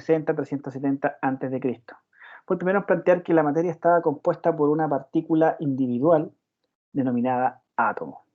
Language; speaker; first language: Spanish; native; Spanish